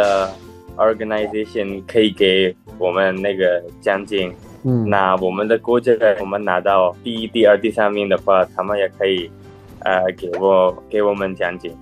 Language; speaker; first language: Chinese; non-native, fluent; Indonesian